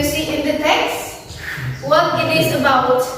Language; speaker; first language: English; non-native, fluent; Indonesian